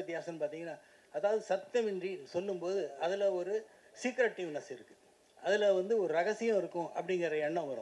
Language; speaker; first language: Tamil; native; Tamil